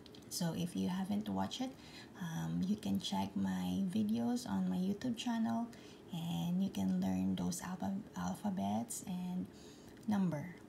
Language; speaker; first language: English; non-native, local second language; Filipino